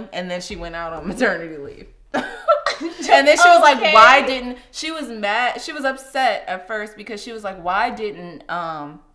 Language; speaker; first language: English; native; English